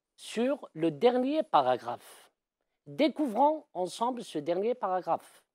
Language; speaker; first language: French; non-native, local second language; Arabic